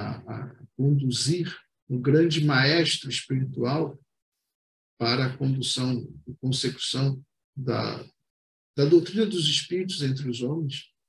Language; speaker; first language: Portuguese; native; Portuguese